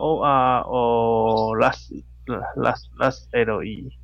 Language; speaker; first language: English; non-native, learner; Chinese